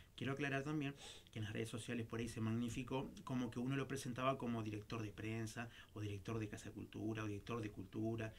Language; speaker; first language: Spanish; native; Spanish